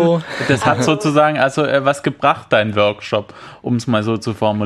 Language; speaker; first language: German; native; German